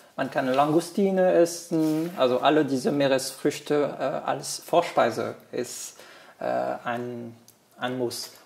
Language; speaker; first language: German; non-native, fluent; French